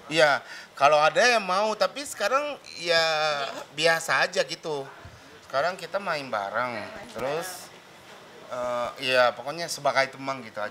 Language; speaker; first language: Indonesian; non-native, fluent; Japanese